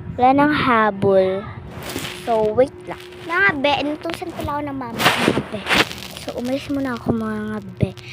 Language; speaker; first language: Filipino; non-native, local second language; Cebuano